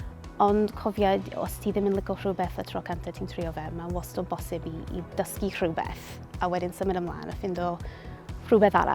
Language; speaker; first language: Welsh; non-native, fluent; English